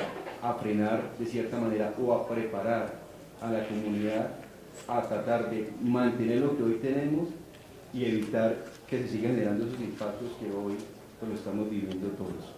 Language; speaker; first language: Spanish; native; Spanish